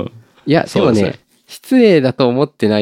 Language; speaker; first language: Japanese; native; Japanese